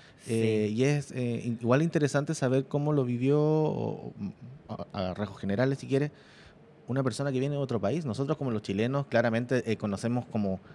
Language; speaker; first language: Spanish; native; Spanish